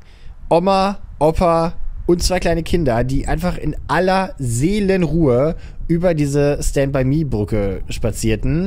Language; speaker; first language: German; native; German